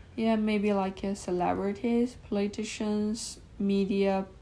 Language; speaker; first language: English; non-native, fluent; Chinese